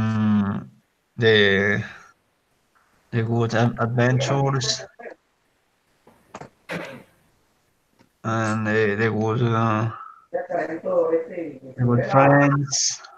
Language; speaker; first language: English; non-native, learner; Spanish